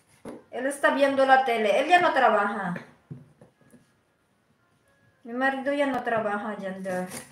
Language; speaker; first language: Spanish; non-native, fluent; Filipino